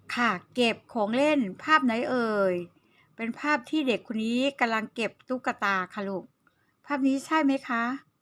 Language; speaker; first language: Thai; native; Thai